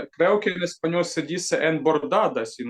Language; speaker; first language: Spanish; non-native, fluent; Ukrainian